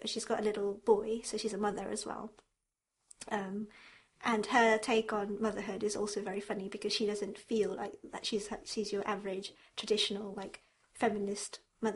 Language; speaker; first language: English; early bilingual, other home language; Japanese